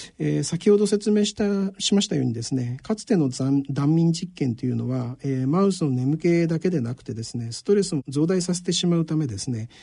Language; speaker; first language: Japanese; native; Japanese